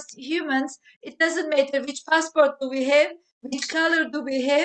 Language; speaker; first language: English; non-native, fluent; Turkish